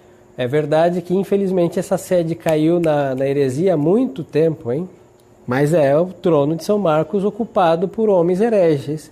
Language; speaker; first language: Portuguese; native; Portuguese